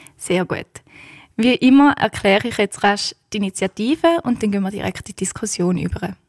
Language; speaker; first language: German; native; German